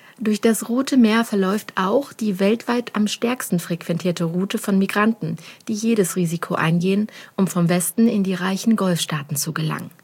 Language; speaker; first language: German; native; German